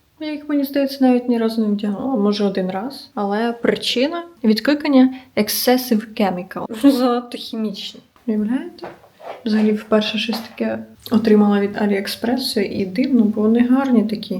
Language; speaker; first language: Ukrainian; native; Ukrainian